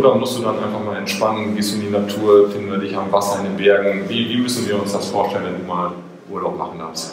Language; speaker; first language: German; native; German